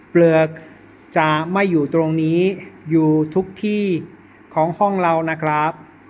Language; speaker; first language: Thai; non-native, learner; Chinese